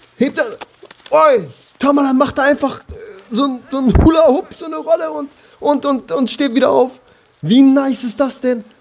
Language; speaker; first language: German; early bilingual, other home language; Armenian